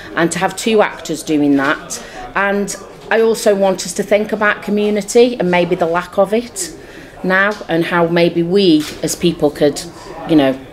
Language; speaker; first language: English; native; English